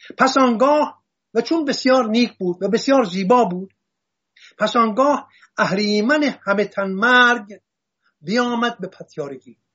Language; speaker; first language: Persian; non-native, local second language; Assyrian Neo-Aramaic